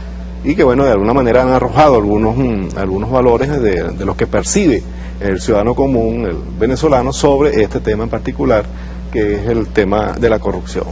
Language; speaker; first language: Spanish; native; Spanish